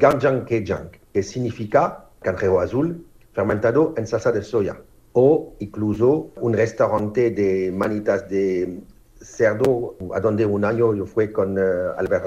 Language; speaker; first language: Spanish; non-native, fluent; French